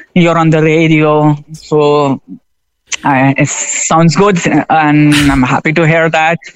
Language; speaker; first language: English; non-native, local second language; Urdu